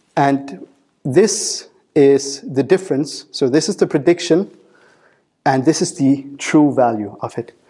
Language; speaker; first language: English; non-native, fluent; Danish